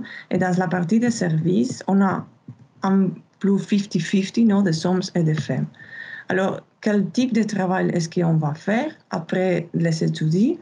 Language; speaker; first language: French; non-native, fluent; Spanish